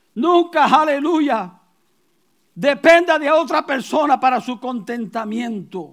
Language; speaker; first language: Spanish; early bilingual, heritage; Spanish